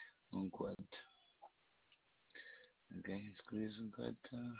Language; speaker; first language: Spanish; native; Spanish